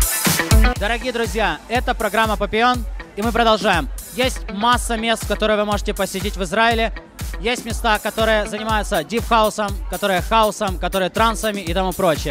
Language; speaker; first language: Russian; native; Russian